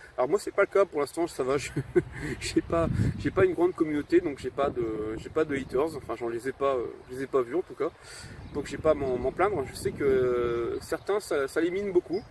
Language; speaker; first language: French; native; French